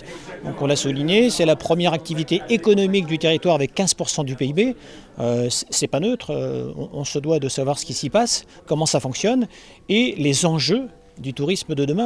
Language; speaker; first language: French; native; French